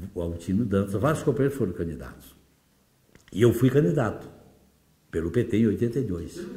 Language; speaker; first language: Portuguese; native; Portuguese